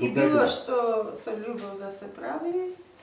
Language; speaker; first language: Macedonian; non-native, fluent; Armenian